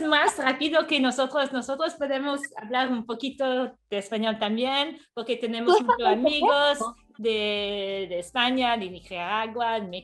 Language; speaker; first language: Spanish; non-native, learner; English